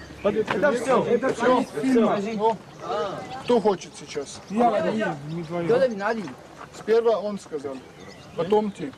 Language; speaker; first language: Russian; non-native, learner; French